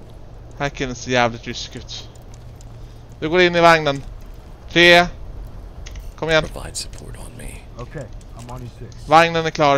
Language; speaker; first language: Swedish; native; Swedish